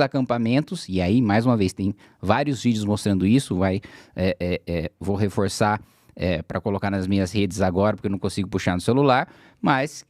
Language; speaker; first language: Portuguese; native; Portuguese